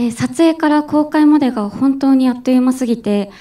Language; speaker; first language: Japanese; native; Japanese